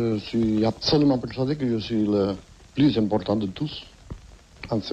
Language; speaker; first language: French; non-native, fluent; Catalan